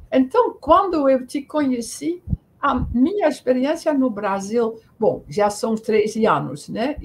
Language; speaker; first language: Portuguese; non-native, fluent; Dutch